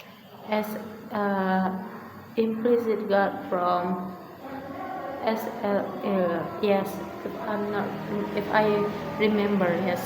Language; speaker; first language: English; non-native, learner; Indonesian